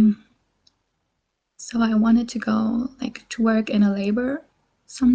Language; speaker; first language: English; non-native, fluent; German